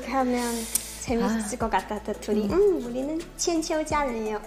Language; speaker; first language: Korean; non-native, fluent; Chinese